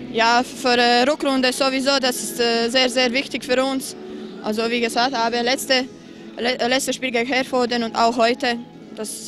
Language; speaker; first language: German; non-native, fluent; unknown